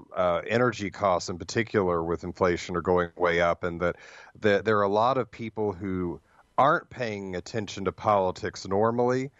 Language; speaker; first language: English; native; English